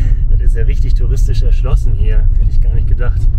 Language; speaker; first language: German; native; German